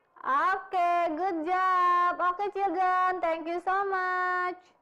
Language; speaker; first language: English; non-native, fluent; Indonesian